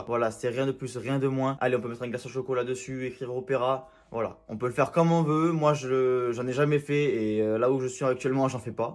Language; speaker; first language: French; native; French